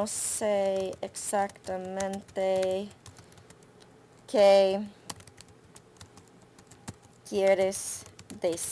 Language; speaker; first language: Spanish; non-native, fluent; English